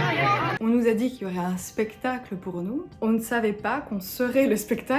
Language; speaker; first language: French; native; French